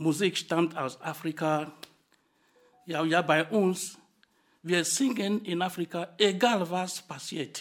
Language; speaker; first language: German; non-native, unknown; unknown